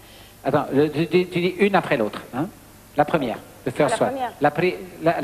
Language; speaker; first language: French; native; French